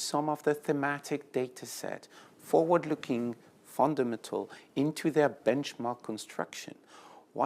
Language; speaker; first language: English; non-native, fluent; French